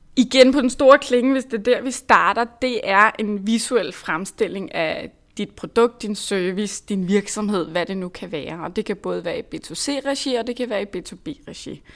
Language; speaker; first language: Danish; native; Danish